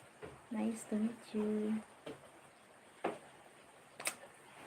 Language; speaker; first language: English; non-native, learner; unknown